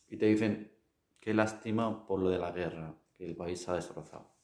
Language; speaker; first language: Spanish; non-native, fluent; Arabic